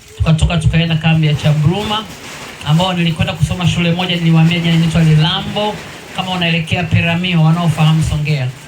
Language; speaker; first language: Swahili; native; Swahili